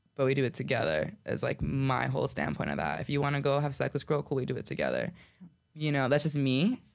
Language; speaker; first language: English; native; English